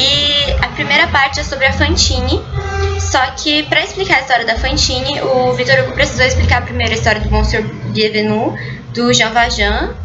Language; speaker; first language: Portuguese; native; Portuguese